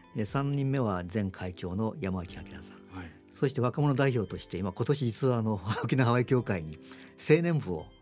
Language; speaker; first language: Japanese; native; Japanese